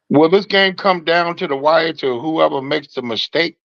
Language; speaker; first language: English; native; English